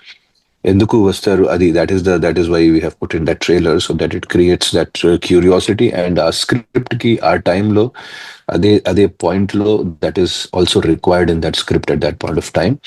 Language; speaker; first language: Telugu; non-native, fluent; Hindi